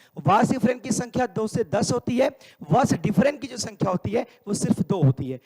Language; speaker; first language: Hindi; native; Hindi